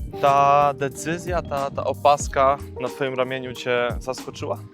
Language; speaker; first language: Polish; native; Polish